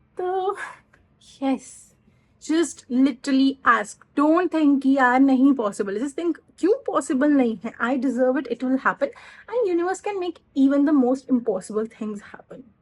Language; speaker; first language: Hindi; native; Hindi